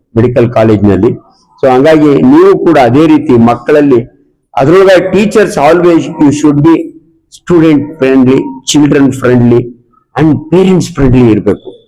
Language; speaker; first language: Kannada; native; Kannada